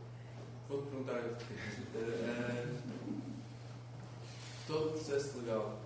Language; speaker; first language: Spanish; non-native, learner; Portuguese